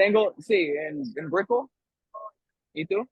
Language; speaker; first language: Spanish; early bilingual, heritage; Spanish